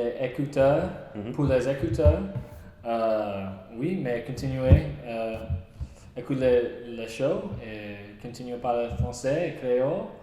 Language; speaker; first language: French; non-native, learner; English